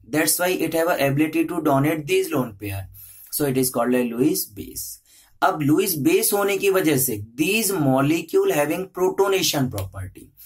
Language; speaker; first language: English; non-native, local second language; Hindi